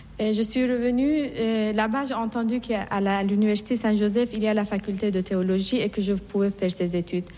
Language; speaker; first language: French; non-native, fluent; Persian